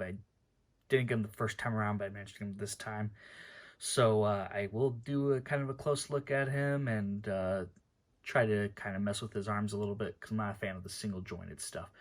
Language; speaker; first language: English; native; English